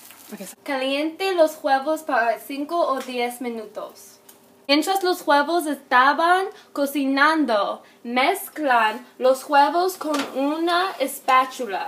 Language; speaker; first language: Spanish; non-native, learner; English